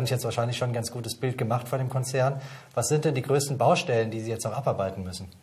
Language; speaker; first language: German; native; German